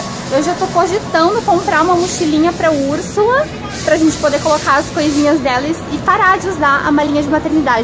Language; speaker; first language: Portuguese; native; Portuguese